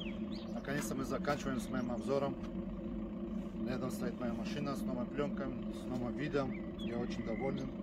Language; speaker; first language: Russian; early bilingual, heritage; Russian